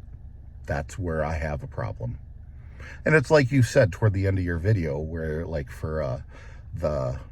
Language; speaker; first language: English; native; English